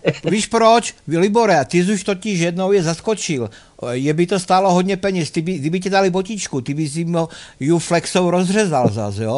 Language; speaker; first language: Czech; native; Czech